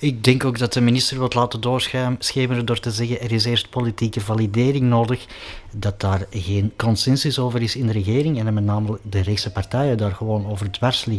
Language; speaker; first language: Dutch; native; Dutch